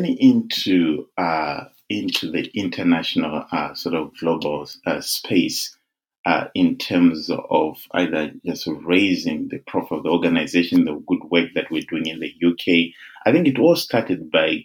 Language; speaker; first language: English; non-native, local second language; Shona